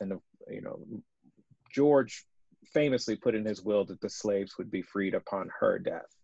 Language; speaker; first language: English; native; English